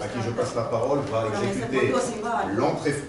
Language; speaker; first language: French; native; French